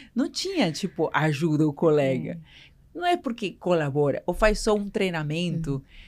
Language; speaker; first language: Portuguese; non-native, fluent; Spanish